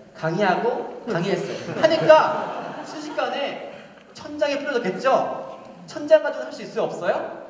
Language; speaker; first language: Korean; native; Korean